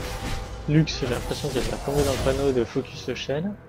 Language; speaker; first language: French; native; French